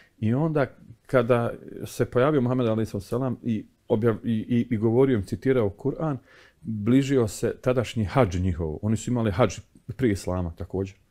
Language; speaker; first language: Bosnian; native; Bosnian